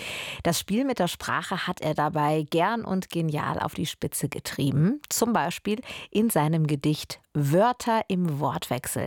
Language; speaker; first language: German; native; German